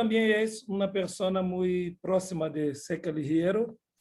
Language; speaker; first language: Spanish; non-native, learner; Portuguese